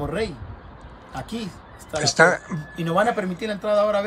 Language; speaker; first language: Spanish; non-native, fluent; Arabic